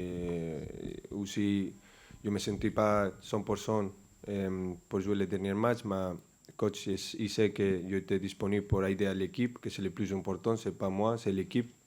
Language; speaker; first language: French; non-native, fluent; Spanish